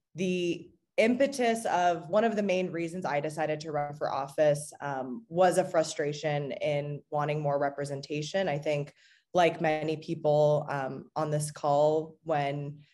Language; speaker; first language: English; native; English